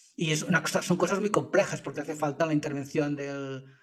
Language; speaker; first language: Spanish; native; Spanish